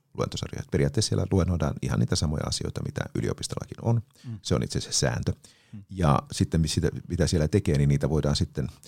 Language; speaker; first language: Finnish; native; Finnish